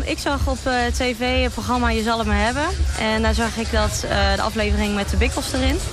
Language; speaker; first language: Dutch; native; Dutch